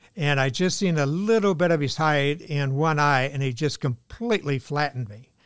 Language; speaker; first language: English; native; English